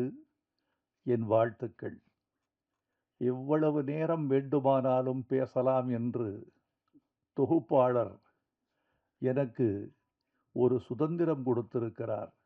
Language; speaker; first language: Tamil; native; Tamil